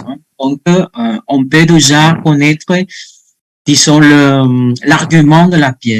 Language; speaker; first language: French; non-native, fluent; Spanish